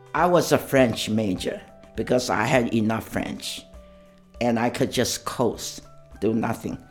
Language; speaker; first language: English; non-native, fluent; Chinese